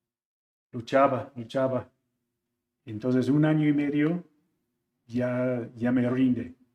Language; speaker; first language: Spanish; non-native, fluent; English